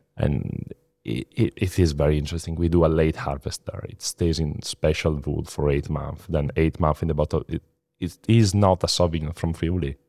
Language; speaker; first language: English; non-native, fluent; Italian